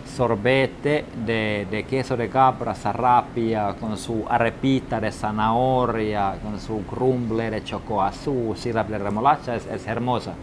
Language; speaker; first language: Spanish; non-native, learner; Finnish